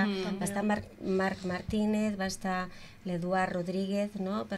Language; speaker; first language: Catalan; native; Catalan